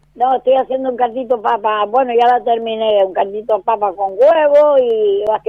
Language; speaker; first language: Spanish; native; Spanish